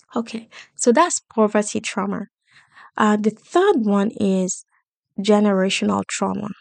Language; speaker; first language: English; non-native, local second language; Yoruba